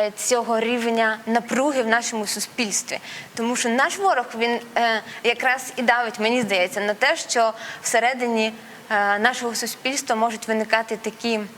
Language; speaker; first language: Ukrainian; non-native, local second language; Russian